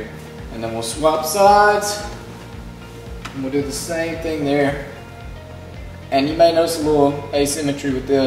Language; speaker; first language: English; native; English